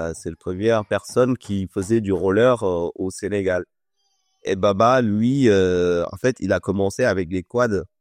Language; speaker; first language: French; non-native, local second language; Wolof